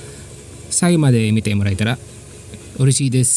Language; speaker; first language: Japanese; non-native, fluent; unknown